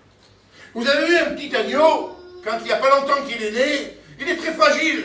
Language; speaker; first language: French; native; French